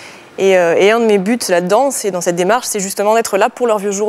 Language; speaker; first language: French; native; French